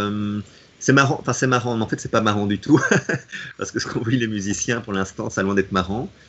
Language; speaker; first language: French; native; French